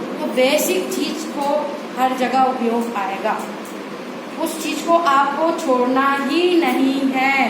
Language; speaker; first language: Hindi; non-native, local second language; Chhattisgarhi